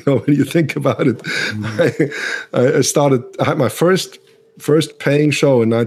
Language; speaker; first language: English; non-native, fluent; Swiss German